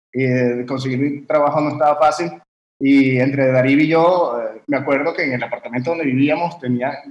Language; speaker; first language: Spanish; early bilingual, heritage; French